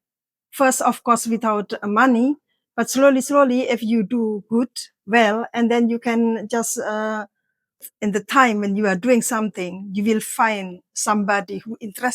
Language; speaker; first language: English; non-native, learner; Indonesian